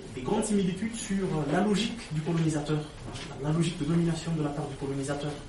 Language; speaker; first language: French; non-native, local second language; Lingala